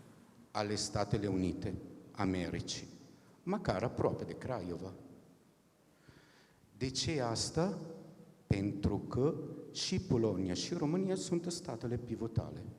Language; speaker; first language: Romanian; non-native, fluent; Italian